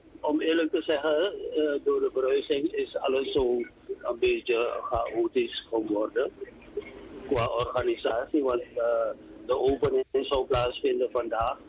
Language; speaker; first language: Dutch; native; Dutch